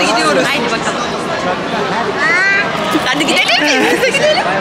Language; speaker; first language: Turkish; native; Turkish